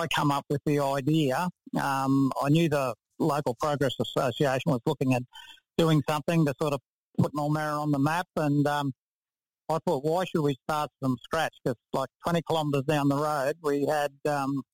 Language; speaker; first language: English; native; English